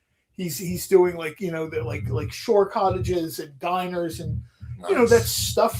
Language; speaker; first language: English; native; English